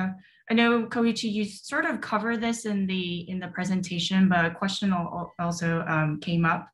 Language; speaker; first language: English; native; English